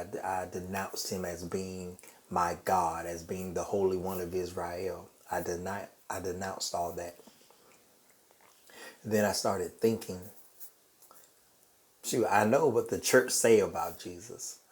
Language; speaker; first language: English; native; English